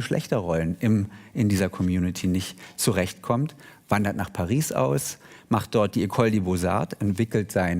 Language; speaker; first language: German; native; German